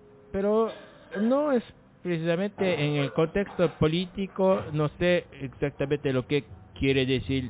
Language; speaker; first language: Spanish; non-native, learner; Japanese